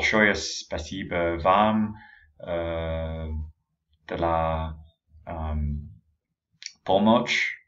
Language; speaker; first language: Russian; non-native, learner; English